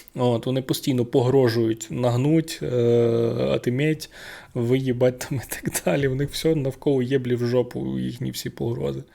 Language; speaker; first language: Ukrainian; native; Ukrainian